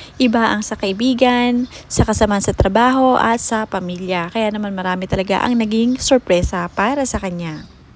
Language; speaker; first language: Filipino; native; Filipino